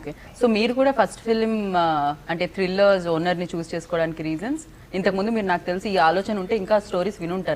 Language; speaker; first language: Telugu; native; Telugu